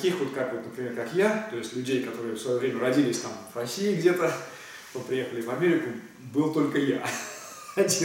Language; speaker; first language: Russian; native; Russian